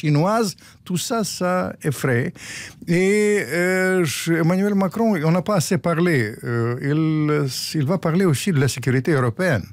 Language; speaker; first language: French; non-native, fluent; Russian